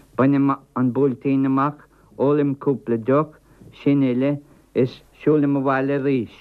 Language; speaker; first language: Irish; non-native, local second language; English